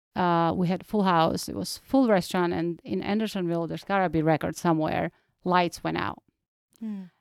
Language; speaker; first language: English; non-native, fluent; Georgian